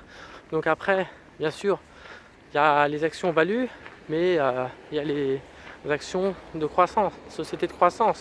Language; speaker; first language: French; native; French